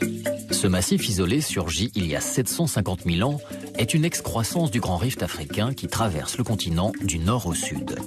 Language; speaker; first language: French; native; French